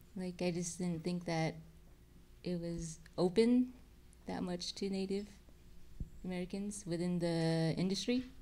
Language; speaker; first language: English; native; English